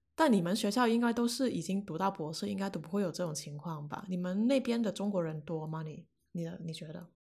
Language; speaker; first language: Chinese; non-native, local second language; Cantonese